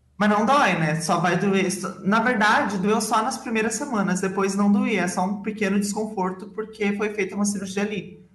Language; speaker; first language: Portuguese; native; Portuguese